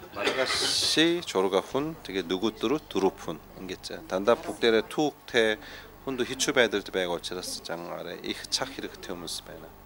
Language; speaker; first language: Mongolian; non-native, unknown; Korean